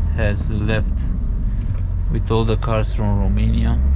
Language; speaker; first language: English; non-native, learner; Romanian